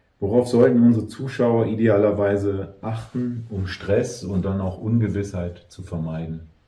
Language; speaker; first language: German; native; German